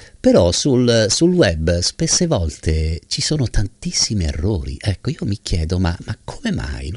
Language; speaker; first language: Italian; native; Italian